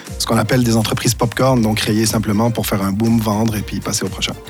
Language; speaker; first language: French; native; French